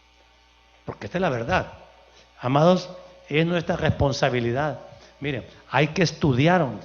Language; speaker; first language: Spanish; native; Spanish